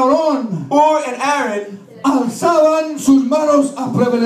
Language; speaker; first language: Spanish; early bilingual, heritage; Spanish